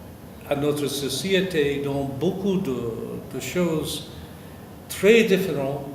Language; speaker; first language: French; non-native, fluent; English